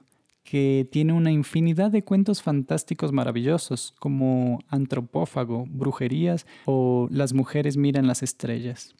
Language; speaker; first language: Spanish; native; Spanish